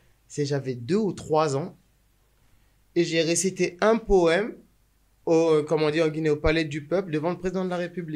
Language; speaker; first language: French; native; French